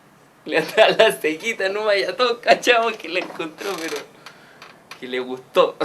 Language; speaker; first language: Spanish; native; Spanish